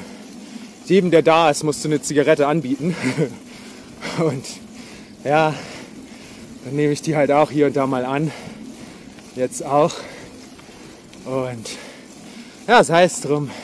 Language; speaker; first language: German; native; German